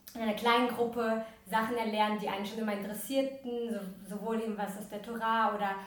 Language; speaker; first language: German; early bilingual, other home language; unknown